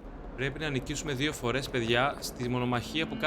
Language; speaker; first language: Greek; native; Greek